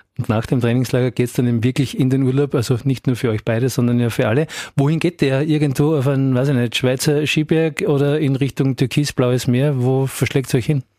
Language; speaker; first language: German; native; German